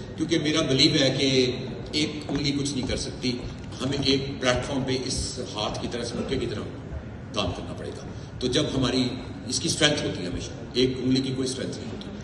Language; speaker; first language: Urdu; early bilingual, heritage; Urdu